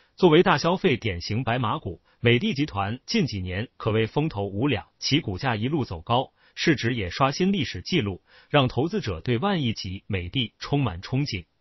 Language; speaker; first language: Chinese; native; Chinese